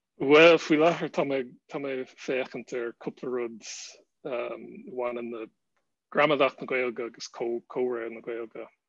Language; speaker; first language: Irish; non-native, fluent; English